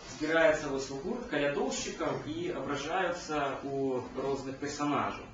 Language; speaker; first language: Belarusian; native; Belarusian